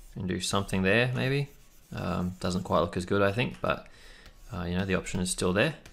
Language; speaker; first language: English; native; English